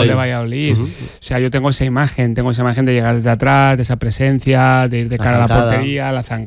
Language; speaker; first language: Spanish; native; Spanish